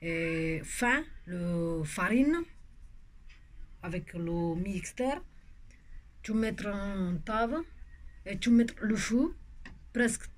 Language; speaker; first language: French; non-native, local second language; Romanian